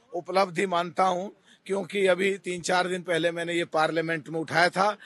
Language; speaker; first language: Hindi; native; Hindi